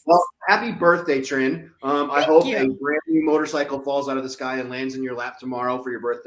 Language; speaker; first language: English; native; English